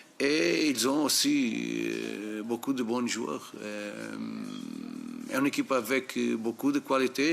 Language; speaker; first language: French; non-native, fluent; Portuguese